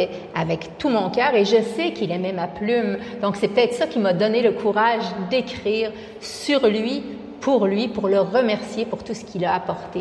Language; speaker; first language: French; native; French